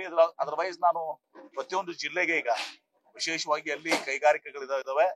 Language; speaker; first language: Kannada; native; Kannada